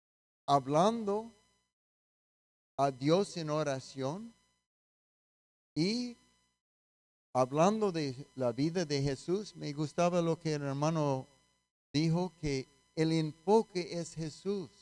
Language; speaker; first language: Spanish; non-native, fluent; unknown